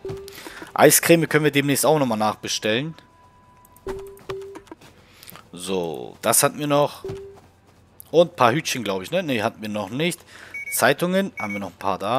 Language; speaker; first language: German; native; German